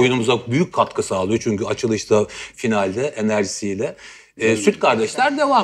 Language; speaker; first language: Turkish; native; Turkish